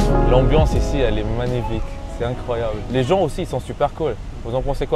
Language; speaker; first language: French; native; French